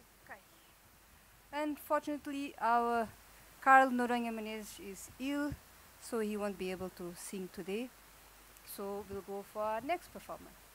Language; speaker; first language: English; non-native, local second language; Portuguese